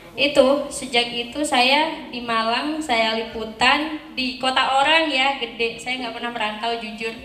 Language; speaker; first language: Indonesian; native; Indonesian